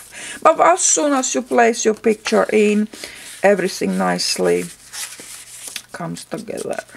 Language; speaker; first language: English; non-native, fluent; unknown